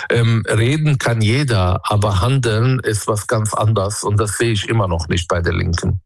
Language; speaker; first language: German; non-native, fluent; Arabic